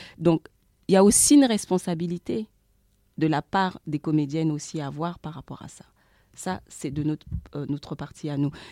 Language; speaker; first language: French; early bilingual, other home language; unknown